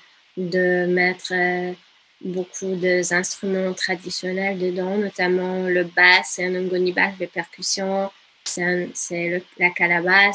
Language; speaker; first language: French; non-native, fluent; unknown